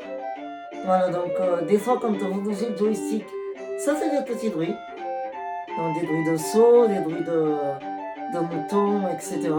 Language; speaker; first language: French; native; French